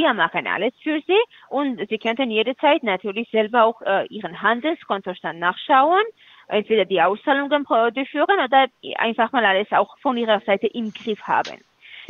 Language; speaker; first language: German; non-native, fluent; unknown